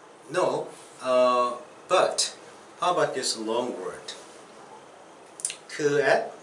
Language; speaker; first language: English; non-native, fluent; Korean